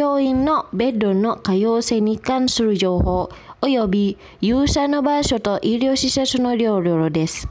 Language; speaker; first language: Japanese; non-native, fluent; Indonesian